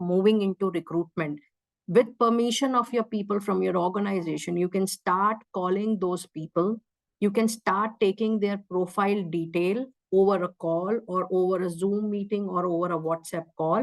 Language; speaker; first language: English; non-native, local second language; Hindi